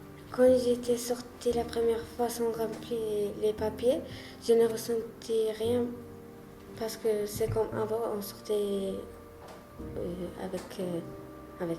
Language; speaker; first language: French; non-native, learner; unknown